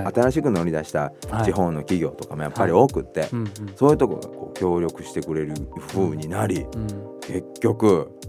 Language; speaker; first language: Japanese; native; Japanese